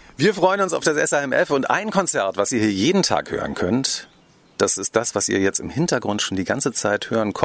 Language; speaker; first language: German; native; German